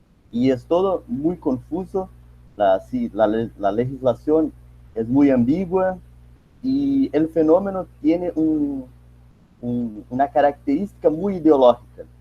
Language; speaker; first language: Spanish; non-native, learner; Portuguese